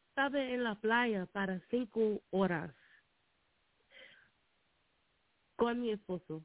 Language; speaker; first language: Spanish; non-native, learner; English